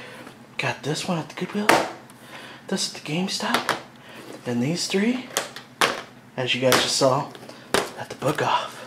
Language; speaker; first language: English; native; English